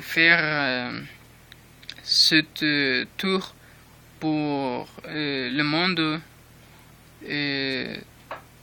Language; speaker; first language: French; non-native, learner; Spanish